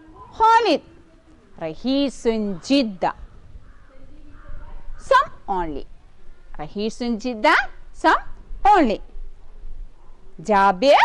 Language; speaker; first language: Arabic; non-native, fluent; Malayalam